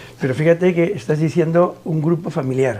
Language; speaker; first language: Spanish; native; Spanish